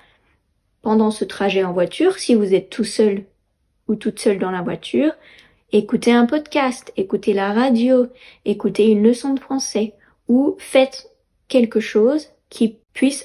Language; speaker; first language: French; native; French